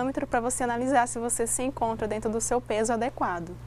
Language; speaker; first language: Portuguese; native; Portuguese